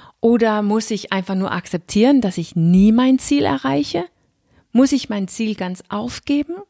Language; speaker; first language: German; non-native, fluent; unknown